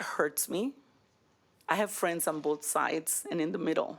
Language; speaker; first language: English; early bilingual, other home language; Spanish